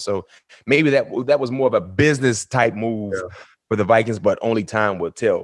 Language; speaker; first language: English; native; English